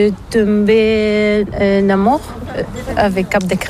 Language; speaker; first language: French; non-native, learner; Bulgarian